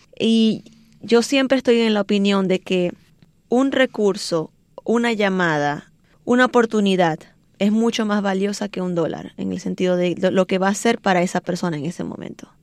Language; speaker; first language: Spanish; native; Spanish